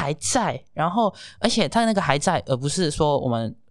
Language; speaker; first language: Chinese; non-native, fluent; Cantonese